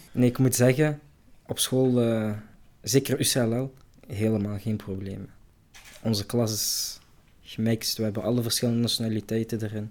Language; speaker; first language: Dutch; early bilingual, other home language; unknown